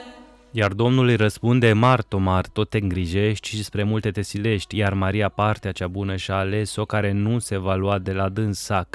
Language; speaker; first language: Romanian; native; Romanian